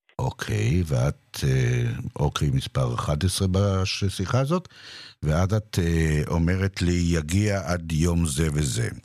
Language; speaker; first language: Hebrew; native; Hebrew